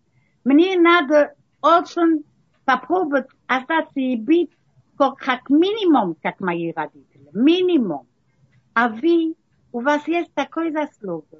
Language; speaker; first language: Russian; early bilingual, heritage; Russian